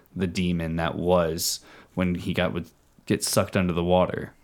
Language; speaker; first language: English; native; English